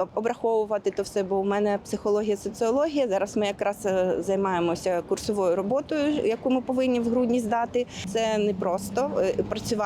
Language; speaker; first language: Ukrainian; native; Ukrainian